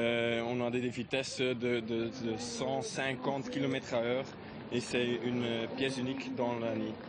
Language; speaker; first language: French; non-native, learner; Dutch